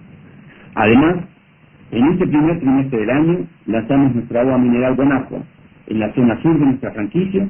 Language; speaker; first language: Spanish; native; Spanish